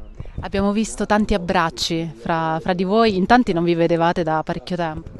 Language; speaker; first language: Italian; native; Italian